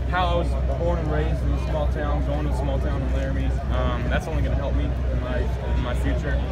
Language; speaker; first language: English; native; English